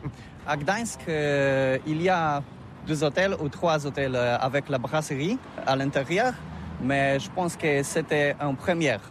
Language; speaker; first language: French; non-native, learner; Polish